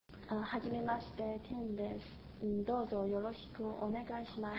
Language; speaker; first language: Japanese; non-native, learner; Chinese